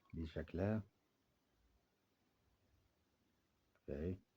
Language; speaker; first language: Arabic; native; Arabic